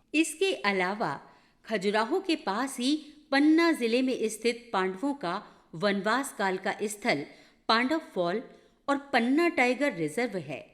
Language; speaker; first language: Hindi; native; Hindi